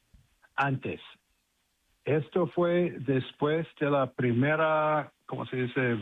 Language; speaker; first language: Spanish; non-native, fluent; English